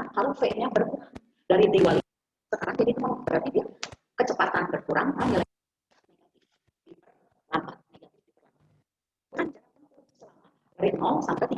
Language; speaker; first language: Indonesian; native; Indonesian